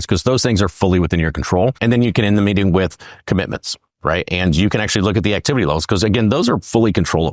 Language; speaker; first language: English; native; English